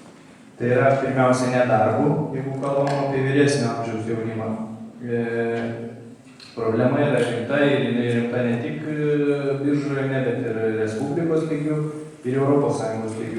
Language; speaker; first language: Lithuanian; native; Lithuanian